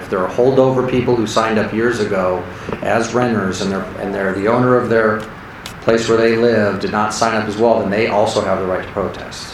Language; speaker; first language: English; native; English